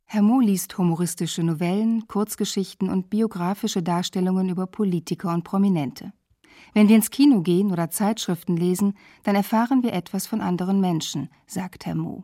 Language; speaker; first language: German; native; German